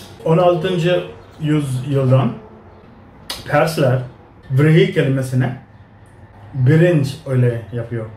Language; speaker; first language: Turkish; non-native, learner; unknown